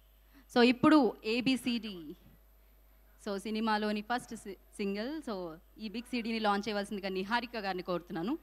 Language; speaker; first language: Telugu; native; Telugu